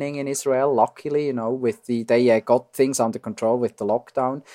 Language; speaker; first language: English; non-native, fluent; German